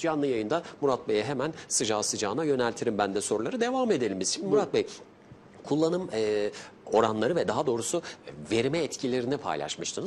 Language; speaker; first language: Turkish; native; Turkish